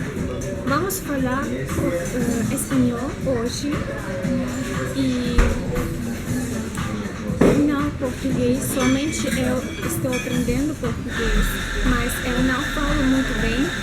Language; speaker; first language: Portuguese; non-native, learner; Russian